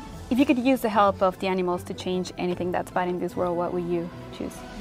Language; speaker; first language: English; non-native, fluent; Spanish